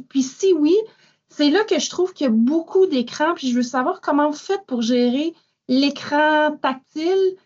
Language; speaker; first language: French; native; French